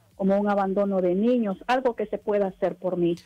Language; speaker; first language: Spanish; native; Spanish